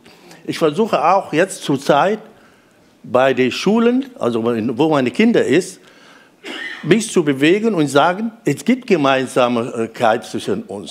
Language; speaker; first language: German; non-native, fluent; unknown